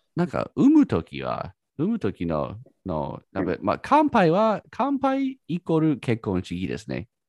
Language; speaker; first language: Japanese; non-native, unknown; English